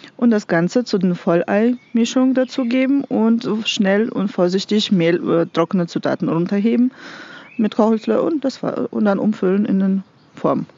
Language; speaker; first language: German; non-native, fluent; Russian